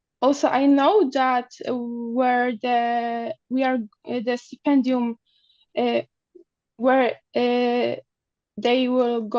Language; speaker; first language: English; non-native, learner; Polish